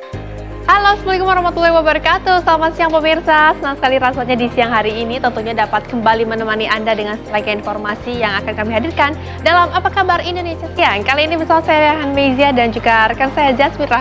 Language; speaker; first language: Indonesian; native; Indonesian